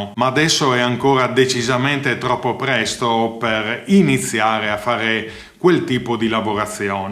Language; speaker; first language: Italian; native; Italian